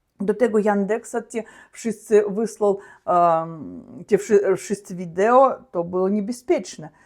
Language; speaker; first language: Polish; non-native, learner; Russian